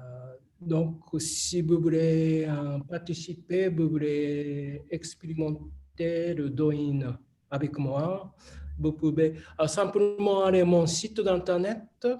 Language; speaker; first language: French; non-native, fluent; Japanese